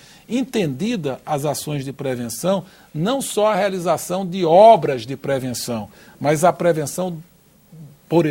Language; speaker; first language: Portuguese; native; Portuguese